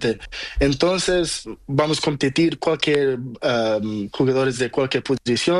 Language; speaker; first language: Spanish; non-native, learner; Portuguese